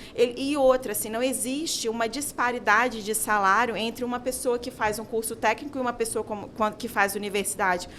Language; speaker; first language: Portuguese; native; Portuguese